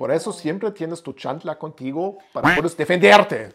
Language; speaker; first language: Spanish; non-native, learner; German